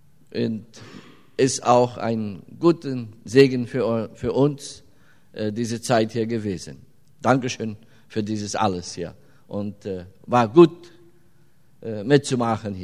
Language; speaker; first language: German; early bilingual, heritage; German